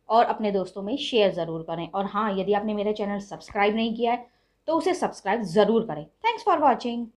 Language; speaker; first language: Hindi; native; Hindi